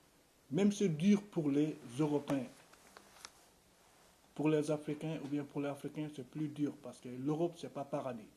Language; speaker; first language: French; non-native, local second language; Wolof